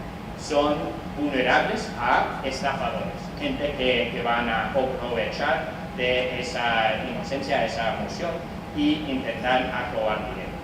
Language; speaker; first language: Spanish; non-native, fluent; English